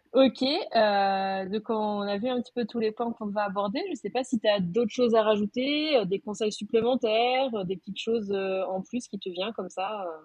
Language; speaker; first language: French; native; French